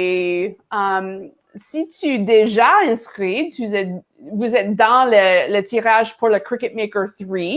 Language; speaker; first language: French; non-native, learner; English